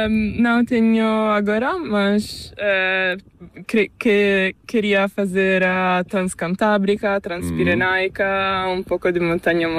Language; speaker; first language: Spanish; non-native, learner; Italian